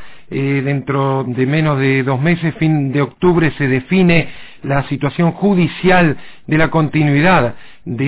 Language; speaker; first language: Spanish; native; Spanish